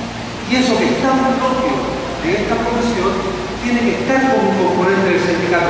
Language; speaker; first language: Spanish; native; Spanish